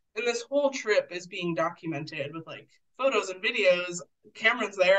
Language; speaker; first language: English; native; English